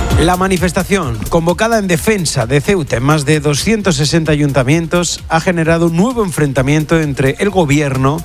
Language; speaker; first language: Spanish; native; Spanish